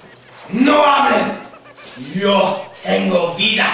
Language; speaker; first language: Spanish; non-native, learner; English